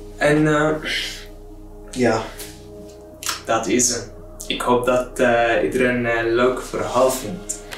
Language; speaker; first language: Dutch; non-native, learner; Arabic